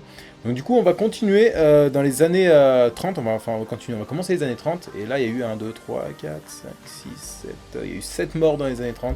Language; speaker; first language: French; native; French